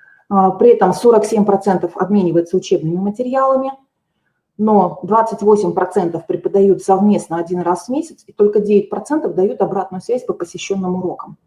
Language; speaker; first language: Russian; native; Russian